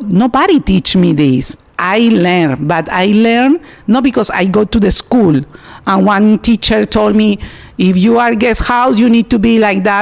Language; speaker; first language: English; non-native, learner; Spanish